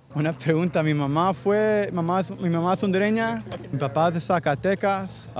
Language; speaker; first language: Spanish; early bilingual, heritage; Spanish